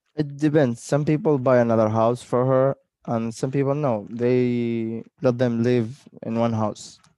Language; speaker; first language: English; non-native, fluent; Arabic